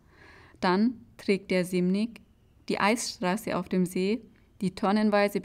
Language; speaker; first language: German; native; German